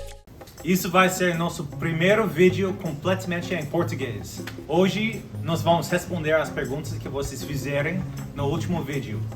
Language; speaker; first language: Portuguese; non-native, learner; English